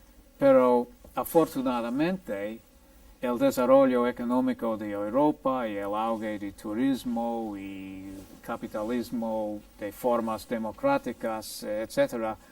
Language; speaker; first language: Spanish; non-native, fluent; English